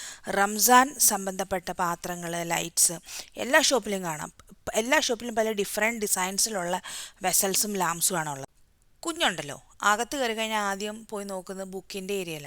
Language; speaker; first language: Malayalam; native; Malayalam